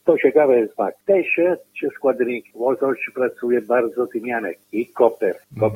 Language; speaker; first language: Polish; non-native, learner; Italian